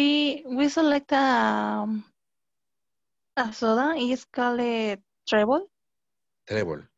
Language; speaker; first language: English; non-native, learner; Spanish